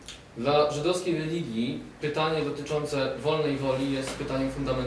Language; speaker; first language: Polish; native; Polish